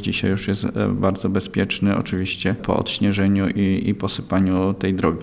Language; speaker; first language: Polish; native; Polish